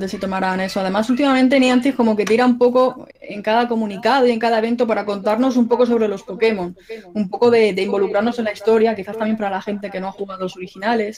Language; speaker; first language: Spanish; native; Spanish